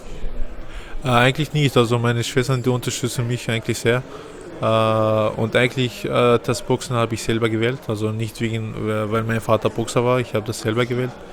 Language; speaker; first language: German; non-native, fluent; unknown